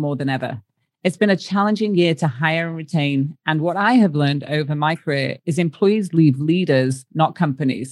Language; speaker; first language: English; native; English